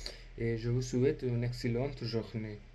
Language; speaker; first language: French; non-native, learner; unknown